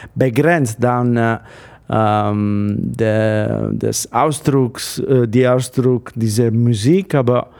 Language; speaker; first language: German; non-native, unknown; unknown